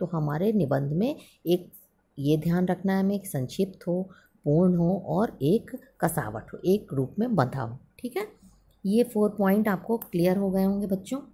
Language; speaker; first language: Hindi; native; Hindi